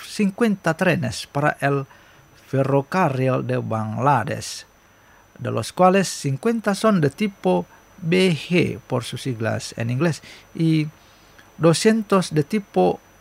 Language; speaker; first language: Spanish; non-native, fluent; Indonesian